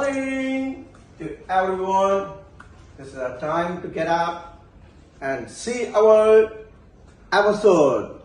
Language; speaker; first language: English; non-native, learner; Urdu